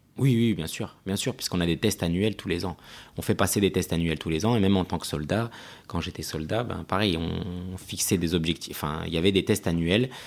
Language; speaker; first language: French; early bilingual, other home language; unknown